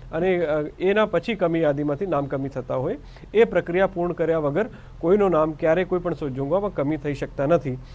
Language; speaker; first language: Gujarati; non-native, local second language; Hindi